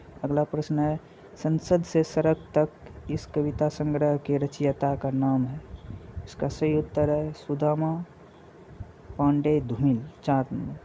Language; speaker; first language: Hindi; native; Hindi